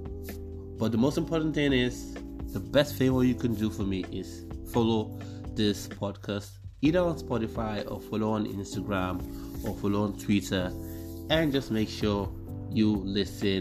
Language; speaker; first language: English; non-native, local second language; Igbo